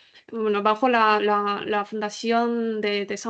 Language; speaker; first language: Spanish; non-native, learner; Korean